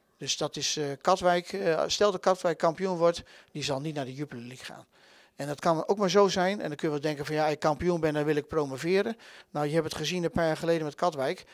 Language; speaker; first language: Dutch; native; Dutch